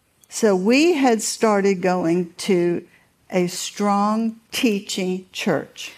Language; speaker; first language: English; native; English